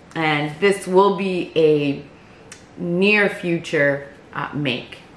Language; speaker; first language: English; native; English